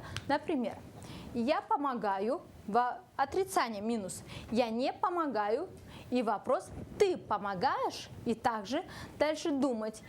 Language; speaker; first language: Russian; non-native, local second language; Kyrgyz